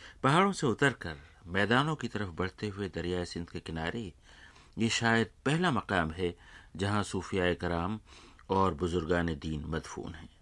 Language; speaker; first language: Urdu; native; Urdu